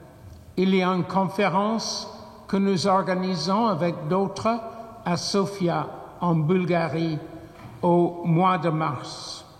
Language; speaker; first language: French; non-native, fluent; English